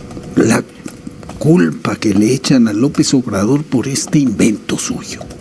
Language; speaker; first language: Spanish; native; Spanish